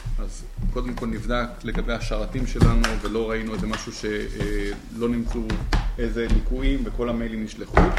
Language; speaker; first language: Hebrew; native; Hebrew